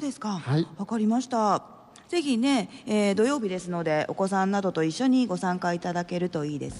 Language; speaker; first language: Japanese; native; Japanese